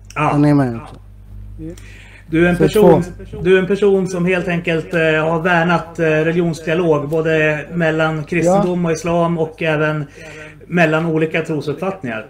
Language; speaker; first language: Swedish; native; Swedish